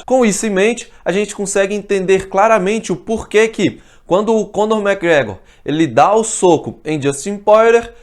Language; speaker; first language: Portuguese; native; Portuguese